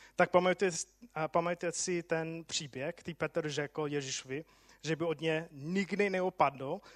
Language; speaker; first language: Czech; non-native, fluent; English